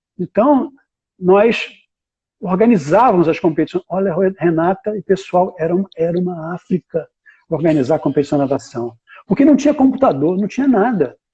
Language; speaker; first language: Portuguese; native; Portuguese